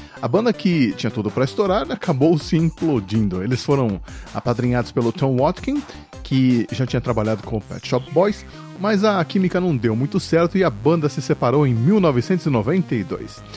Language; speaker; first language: Portuguese; native; Portuguese